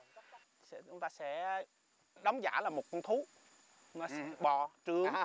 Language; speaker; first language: Vietnamese; native; Vietnamese